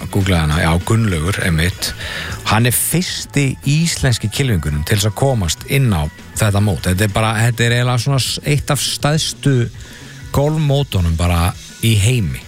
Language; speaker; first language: Icelandic; native; Icelandic